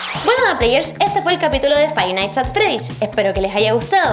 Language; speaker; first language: Spanish; native; Spanish